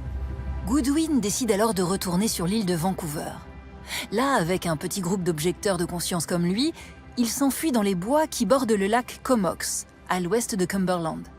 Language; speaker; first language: French; native; French